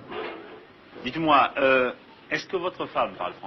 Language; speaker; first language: French; native; French